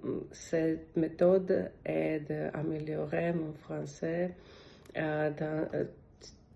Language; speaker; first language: French; non-native, learner; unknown